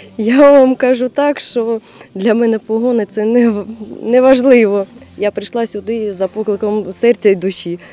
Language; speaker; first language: Ukrainian; non-native, local second language; Russian